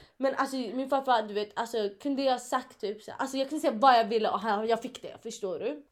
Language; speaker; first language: Swedish; early bilingual, other home language; Kurdish